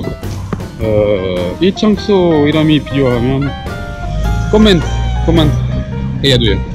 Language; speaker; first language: Korean; non-native, learner; French